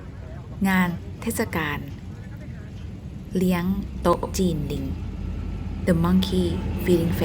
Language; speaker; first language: Thai; native; Thai